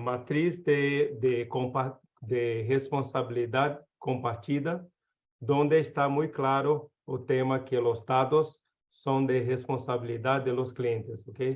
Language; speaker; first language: Spanish; non-native, learner; Portuguese